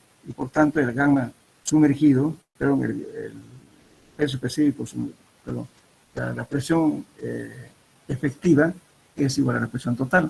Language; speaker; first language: Spanish; native; Spanish